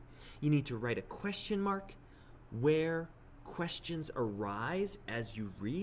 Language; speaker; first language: English; native; English